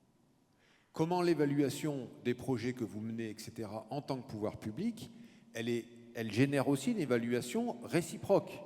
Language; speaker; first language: French; native; French